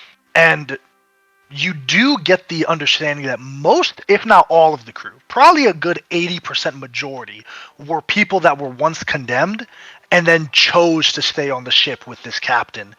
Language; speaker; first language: English; native; English